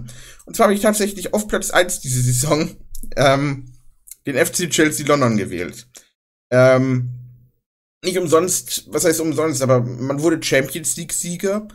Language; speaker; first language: German; native; German